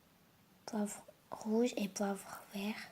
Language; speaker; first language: French; non-native, learner; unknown